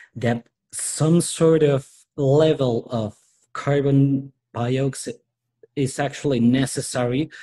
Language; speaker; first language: English; non-native, fluent; Spanish